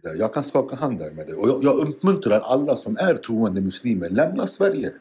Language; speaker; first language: Swedish; non-native, fluent; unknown